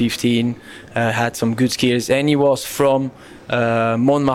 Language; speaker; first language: English; non-native, learner; French